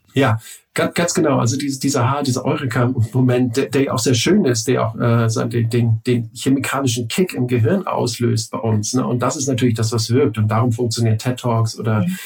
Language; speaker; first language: German; native; German